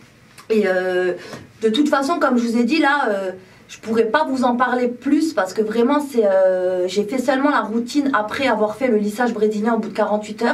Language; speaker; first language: French; native; French